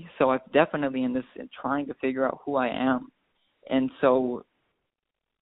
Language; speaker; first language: English; native; English